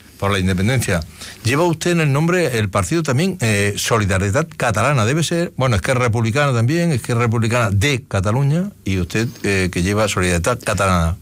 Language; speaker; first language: Spanish; native; Spanish